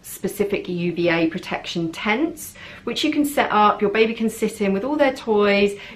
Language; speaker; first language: English; native; English